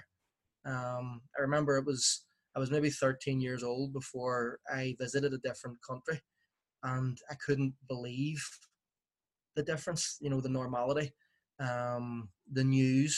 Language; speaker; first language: English; native; English